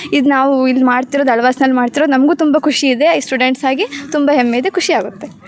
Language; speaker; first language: Kannada; native; Kannada